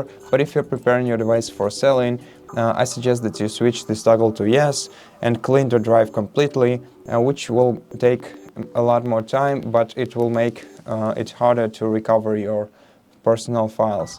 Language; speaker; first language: English; non-native, fluent; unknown